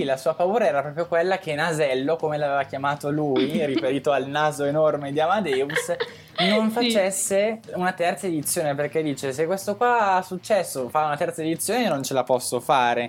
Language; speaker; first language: Italian; native; Italian